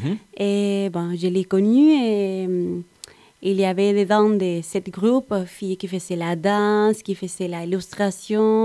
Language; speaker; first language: French; non-native, learner; Spanish